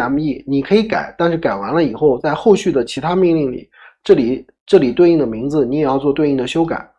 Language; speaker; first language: Chinese; native; Chinese